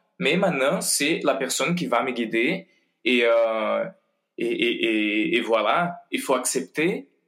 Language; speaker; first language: French; non-native, fluent; Portuguese